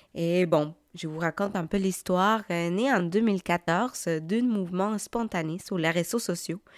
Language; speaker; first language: French; non-native, fluent; Spanish